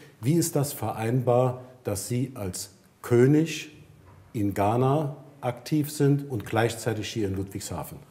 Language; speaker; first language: German; native; German